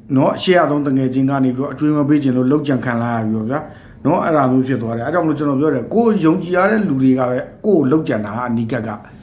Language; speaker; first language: Burmese; native; Burmese